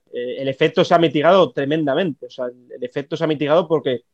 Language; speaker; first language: Spanish; native; Spanish